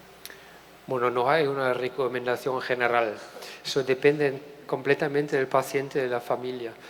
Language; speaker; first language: Spanish; non-native, fluent; German